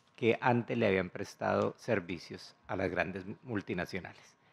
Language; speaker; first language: Spanish; native; Spanish